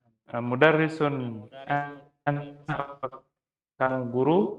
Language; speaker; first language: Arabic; non-native, fluent; Indonesian